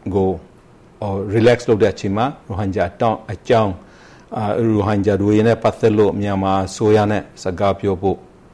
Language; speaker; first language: Burmese; non-native, local second language; Rohingya